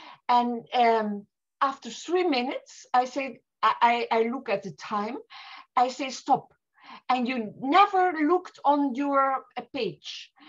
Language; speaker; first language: English; non-native, fluent; German